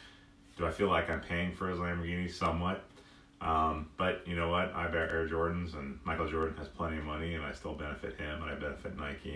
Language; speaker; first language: English; native; English